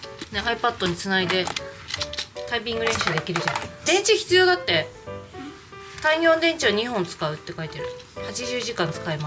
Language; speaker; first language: Japanese; native; Japanese